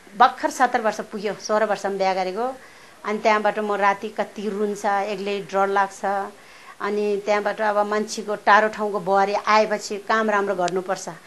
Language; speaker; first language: Nepali; non-native, local second language; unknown